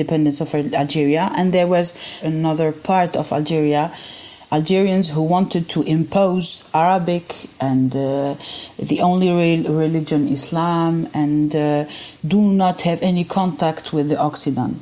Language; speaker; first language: English; non-native, fluent; Arabic